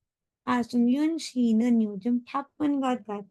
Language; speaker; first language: Korean; non-native, fluent; Hindi